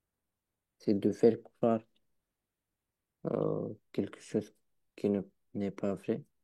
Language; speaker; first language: French; non-native, learner; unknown